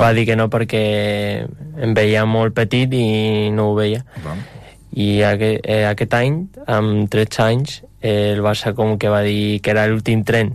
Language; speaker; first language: Catalan; non-native, local second language; Spanish